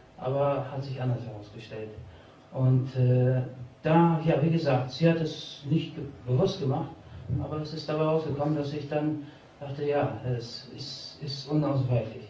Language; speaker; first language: German; early bilingual, other home language; Albanian